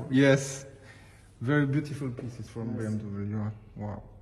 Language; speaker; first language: English; non-native, learner; French